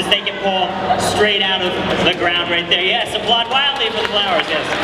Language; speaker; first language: English; native; English